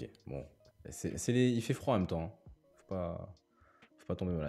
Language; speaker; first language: French; native; French